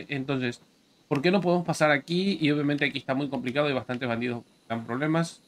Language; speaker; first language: Spanish; native; Spanish